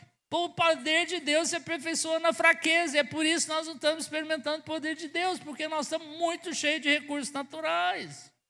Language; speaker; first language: Portuguese; native; Portuguese